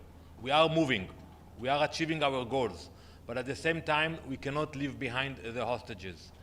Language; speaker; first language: English; non-native, fluent; Hebrew